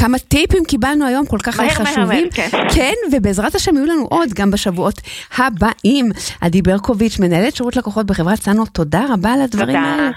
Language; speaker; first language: Hebrew; native; Hebrew